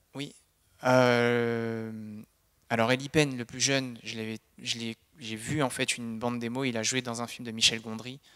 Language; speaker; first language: French; native; French